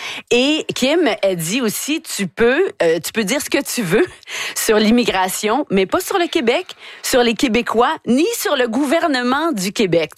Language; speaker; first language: French; native; French